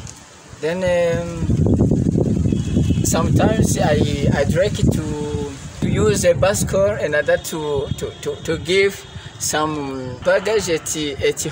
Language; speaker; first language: English; non-native, learner; Rundi